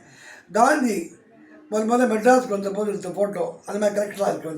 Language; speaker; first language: Tamil; native; Tamil